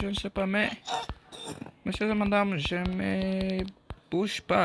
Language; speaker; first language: French; non-native, learner; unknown